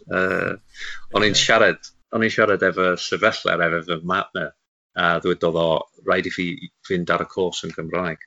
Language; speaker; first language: Welsh; non-native, local second language; English